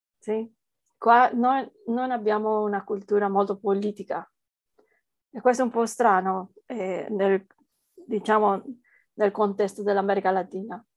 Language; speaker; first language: Italian; non-native, fluent; Spanish